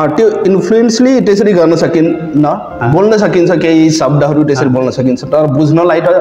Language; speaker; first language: Nepali; non-native, local second language; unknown